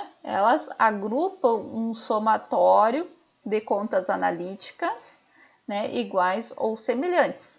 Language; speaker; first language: Portuguese; native; Portuguese